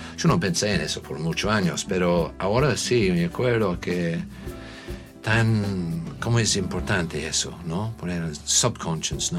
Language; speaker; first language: Spanish; non-native, learner; English